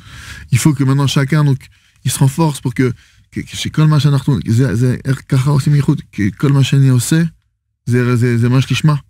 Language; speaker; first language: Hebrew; non-native, fluent; French